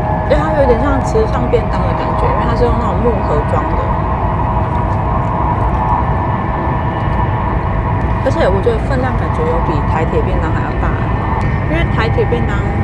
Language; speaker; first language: Chinese; native; Chinese